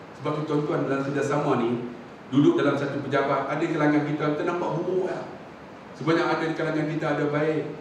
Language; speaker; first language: Malay; native; Malay